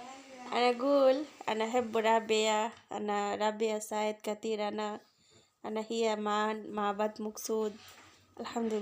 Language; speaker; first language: Arabic; non-native, learner; Bangla